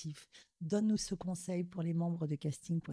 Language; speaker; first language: French; native; French